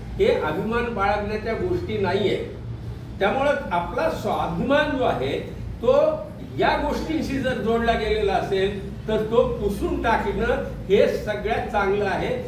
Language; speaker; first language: Marathi; non-native, local second language; Urdu